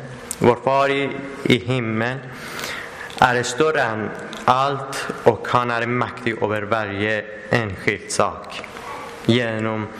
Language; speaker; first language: Swedish; non-native, learner; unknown